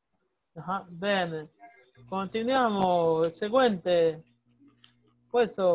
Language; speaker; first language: Italian; non-native, fluent; Spanish